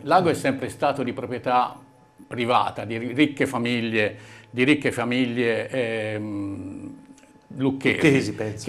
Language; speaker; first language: Italian; native; Italian